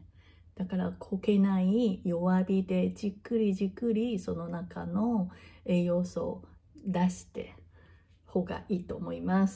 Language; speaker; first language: Japanese; non-native, learner; Chinese